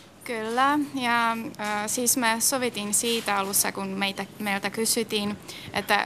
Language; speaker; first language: Finnish; non-native, fluent; Czech